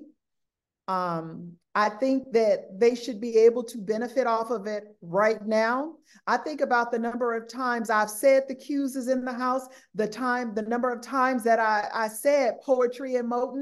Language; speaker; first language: English; native; English